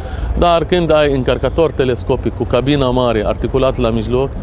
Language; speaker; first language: Romanian; non-native, fluent; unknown